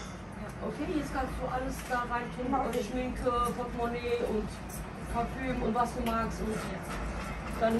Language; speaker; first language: German; non-native, learner; Turkish